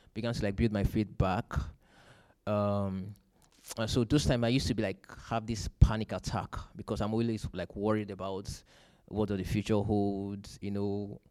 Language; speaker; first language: English; non-native, local second language; Yoruba